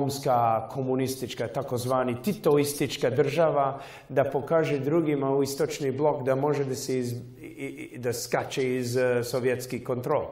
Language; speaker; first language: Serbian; early bilingual, heritage; Serbian